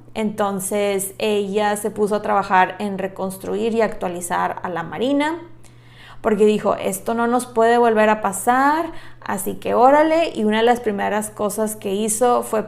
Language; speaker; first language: Spanish; native; Spanish